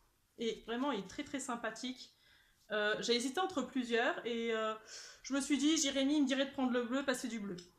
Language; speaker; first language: French; native; French